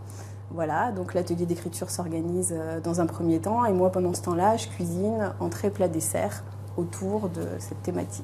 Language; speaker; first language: French; native; French